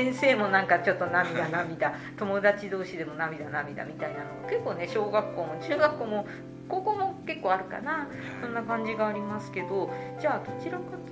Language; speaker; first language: Japanese; native; Japanese